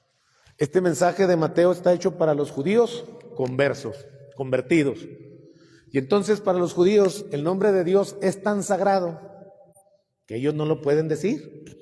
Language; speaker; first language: Spanish; native; Spanish